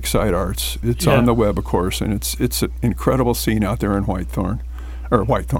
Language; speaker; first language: English; native; English